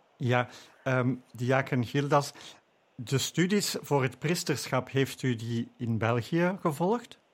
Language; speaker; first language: Dutch; native; Dutch